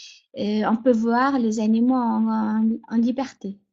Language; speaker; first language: French; non-native, fluent; Mongolian